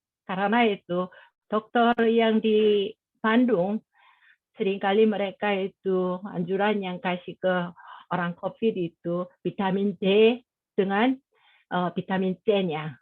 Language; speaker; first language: Indonesian; non-native, fluent; Korean